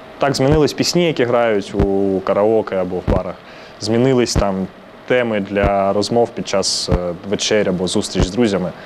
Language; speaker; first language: Ukrainian; non-native, local second language; Russian